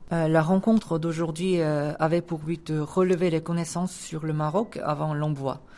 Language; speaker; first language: French; non-native, fluent; Korean